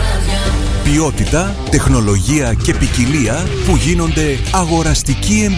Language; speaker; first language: Greek; native; Greek